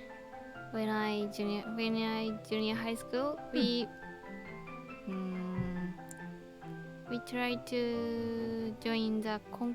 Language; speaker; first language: English; non-native, learner; Japanese